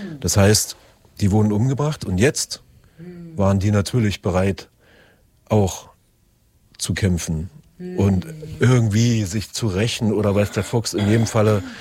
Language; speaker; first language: German; native; German